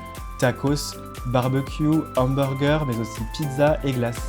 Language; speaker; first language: French; native; French